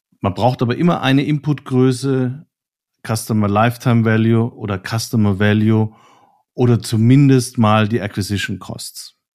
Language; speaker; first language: German; native; German